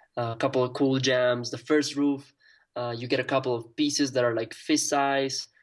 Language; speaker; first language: English; non-native, fluent; Spanish